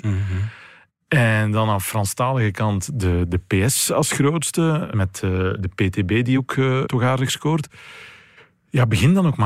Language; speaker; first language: Dutch; native; Dutch